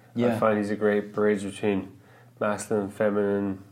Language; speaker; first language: English; native; English